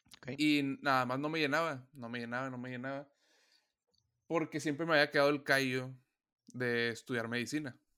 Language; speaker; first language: Spanish; native; Spanish